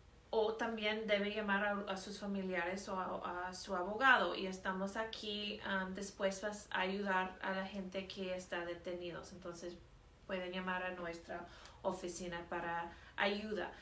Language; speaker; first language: Spanish; non-native, fluent; English